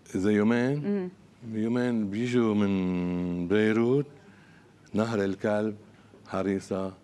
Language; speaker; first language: Arabic; native; Arabic